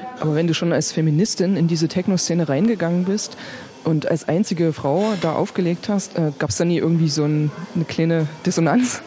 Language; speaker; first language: German; native; German